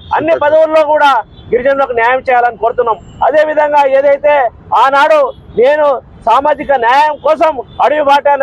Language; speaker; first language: Telugu; non-native, local second language; Lambadi